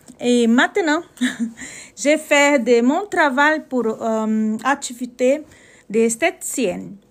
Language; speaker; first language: French; non-native, learner; Portuguese